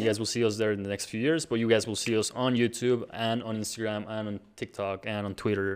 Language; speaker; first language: English; early bilingual, other home language; Spanish